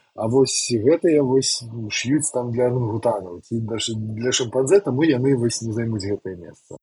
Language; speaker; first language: Belarusian; non-native, local second language; Russian